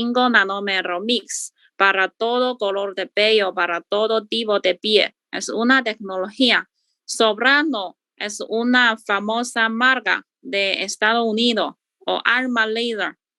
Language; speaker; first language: Spanish; non-native, learner; Chinese